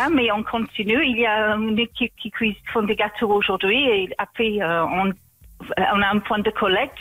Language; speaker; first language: French; non-native, fluent; English